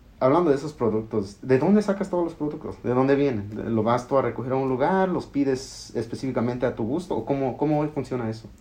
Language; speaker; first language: Spanish; early bilingual, heritage; Spanish